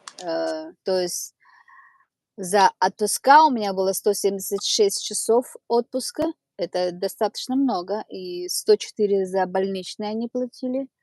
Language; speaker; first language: Russian; non-native, local second language; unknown